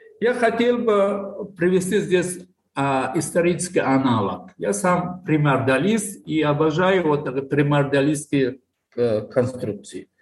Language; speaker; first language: Russian; non-native, local second language; Tajik